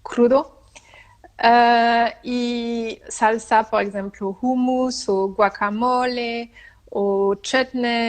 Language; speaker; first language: Spanish; non-native, learner; French